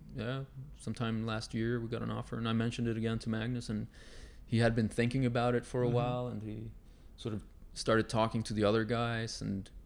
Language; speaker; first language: English; non-native, fluent; Spanish